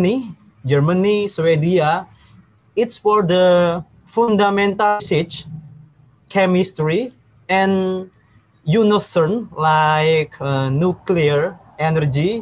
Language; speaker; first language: English; non-native, learner; Indonesian